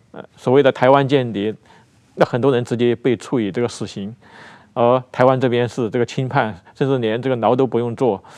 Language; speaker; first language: Chinese; native; Chinese